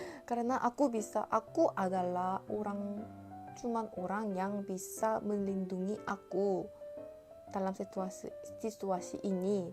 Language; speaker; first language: Indonesian; non-native, learner; Korean